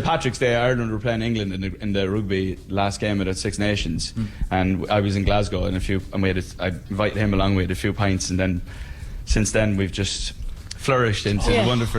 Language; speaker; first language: English; native; English